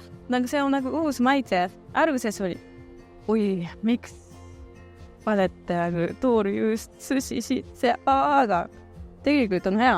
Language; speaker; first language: Estonian; early bilingual, other home language; Japanese